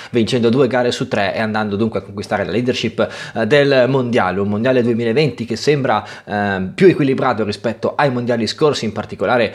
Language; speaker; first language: Italian; native; Italian